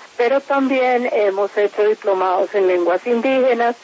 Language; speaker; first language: Spanish; native; Spanish